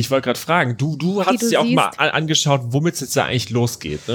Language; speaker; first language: German; native; German